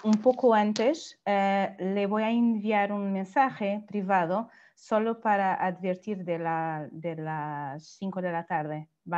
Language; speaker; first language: Spanish; non-native, fluent; Portuguese